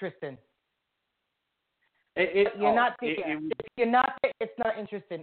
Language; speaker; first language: English; native; English